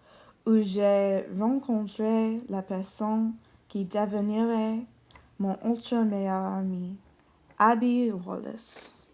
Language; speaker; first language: French; non-native, learner; English